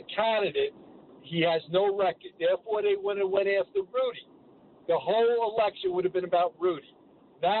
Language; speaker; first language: English; native; English